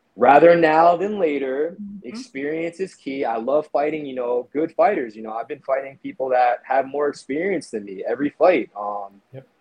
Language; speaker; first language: English; native; English